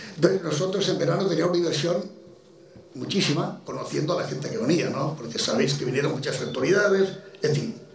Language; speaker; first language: Spanish; native; Spanish